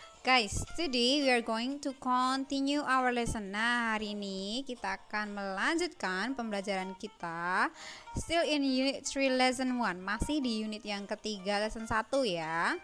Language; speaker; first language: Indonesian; native; Indonesian